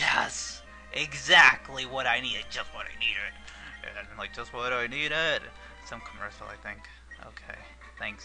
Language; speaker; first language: English; native; English